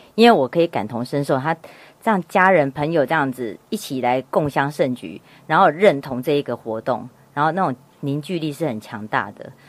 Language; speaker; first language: Chinese; native; Chinese